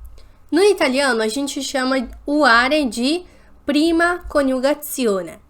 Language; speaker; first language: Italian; non-native, fluent; Portuguese